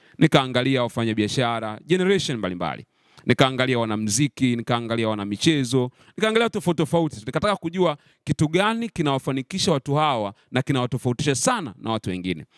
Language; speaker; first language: Swahili; native; Swahili